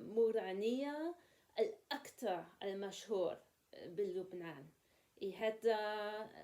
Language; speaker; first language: Arabic; non-native, learner; English